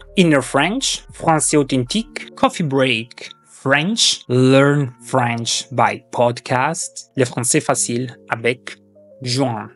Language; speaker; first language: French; non-native, fluent; German